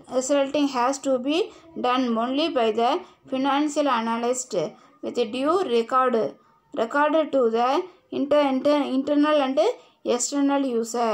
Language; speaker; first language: English; non-native, local second language; Tamil